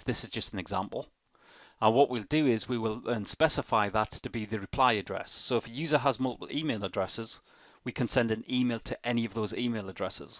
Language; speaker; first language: English; native; English